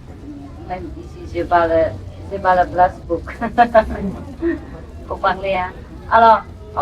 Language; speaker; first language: French; non-native, learner; Vietnamese